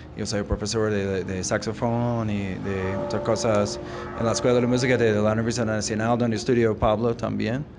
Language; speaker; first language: Spanish; non-native, learner; English